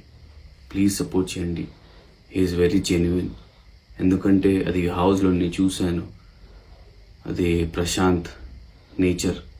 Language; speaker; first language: Telugu; non-native, learner; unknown